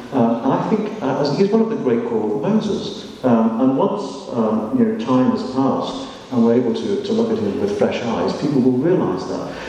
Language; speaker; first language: English; native; English